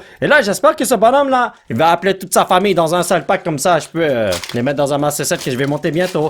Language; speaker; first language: French; native; French